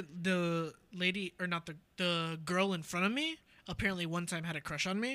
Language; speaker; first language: English; native; English